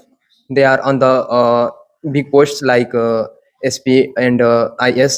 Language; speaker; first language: English; non-native, learner; Hindi